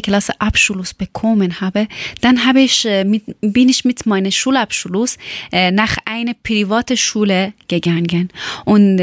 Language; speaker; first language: German; non-native, learner; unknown